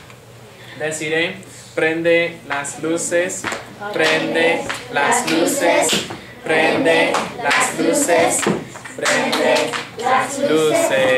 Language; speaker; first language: Spanish; non-native, fluent; English